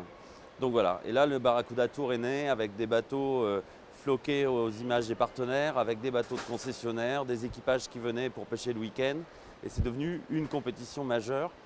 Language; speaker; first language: French; native; French